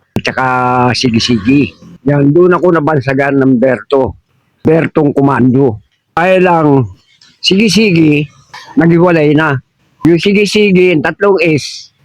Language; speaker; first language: Filipino; native; Filipino